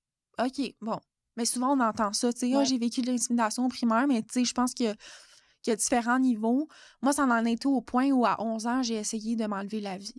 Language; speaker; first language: French; native; French